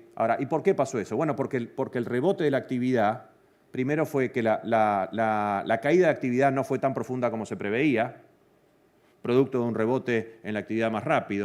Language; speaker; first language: Spanish; native; Spanish